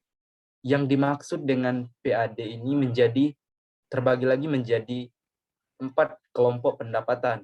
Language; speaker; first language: Indonesian; native; Indonesian